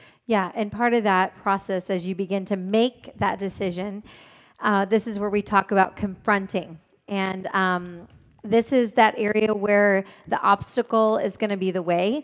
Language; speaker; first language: English; native; English